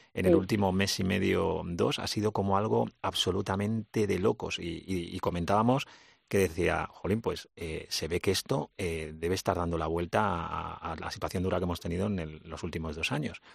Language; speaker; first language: Spanish; native; Spanish